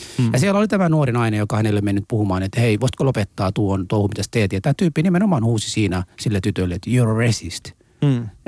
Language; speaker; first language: Finnish; non-native, fluent; Somali